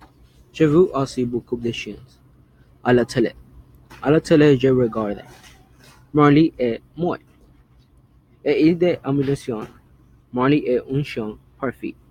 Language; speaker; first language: French; non-native, learner; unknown